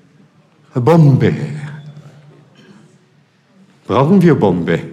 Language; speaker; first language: German; non-native, fluent; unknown